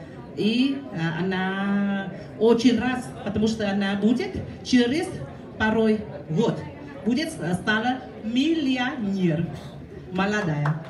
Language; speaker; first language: Russian; non-native, learner; Vietnamese